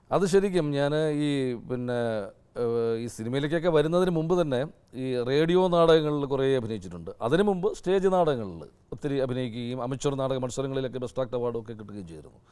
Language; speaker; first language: Malayalam; native; Malayalam